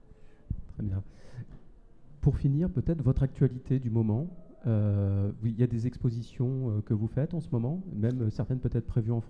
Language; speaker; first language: French; native; French